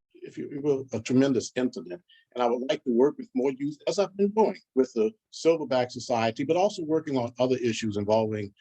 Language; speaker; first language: English; native; English